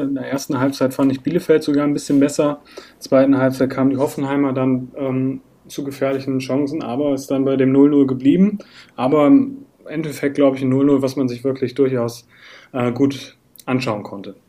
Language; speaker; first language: German; native; German